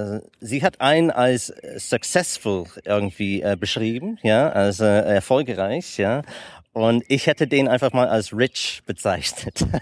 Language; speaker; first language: German; non-native, fluent; English